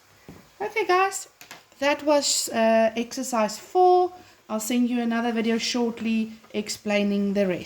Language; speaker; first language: English; non-native, local second language; Afrikaans